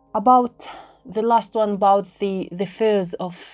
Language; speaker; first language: English; non-native, fluent; Arabic